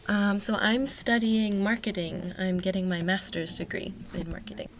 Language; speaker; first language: English; native; English